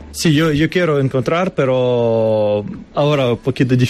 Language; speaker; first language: Spanish; non-native, learner; Russian